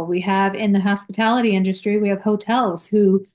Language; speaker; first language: English; native; English